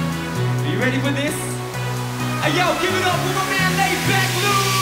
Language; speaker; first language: English; native; English